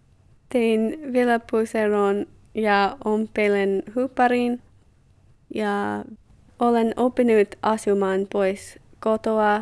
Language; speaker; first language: Finnish; non-native, learner; English